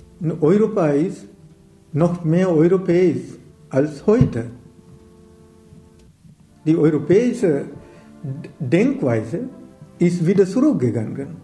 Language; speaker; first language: German; non-native, learner; Sinhala